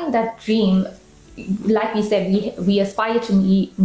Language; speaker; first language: English; native; English